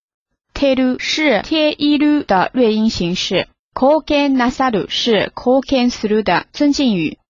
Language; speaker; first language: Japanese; non-native, fluent; Chinese